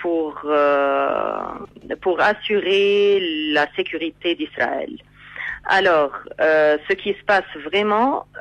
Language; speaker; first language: French; non-native, fluent; Arabic